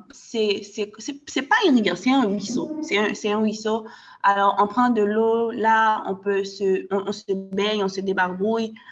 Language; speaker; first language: French; non-native, local second language; Haitian Creole